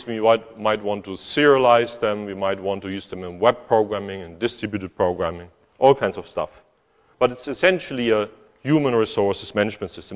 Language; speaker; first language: English; non-native, fluent; German